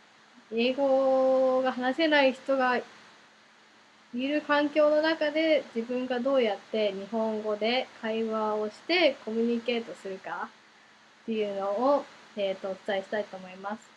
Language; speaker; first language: Japanese; early bilingual, heritage; Japanese